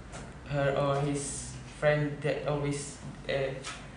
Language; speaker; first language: English; non-native, learner; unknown